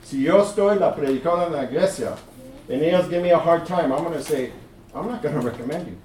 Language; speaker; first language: Spanish; early bilingual, heritage; English